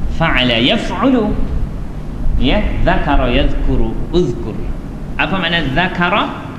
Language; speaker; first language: Malay; native; Malay